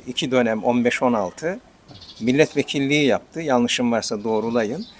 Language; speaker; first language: Turkish; native; Turkish